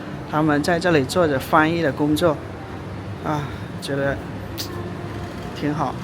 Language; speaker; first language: Chinese; native; Chinese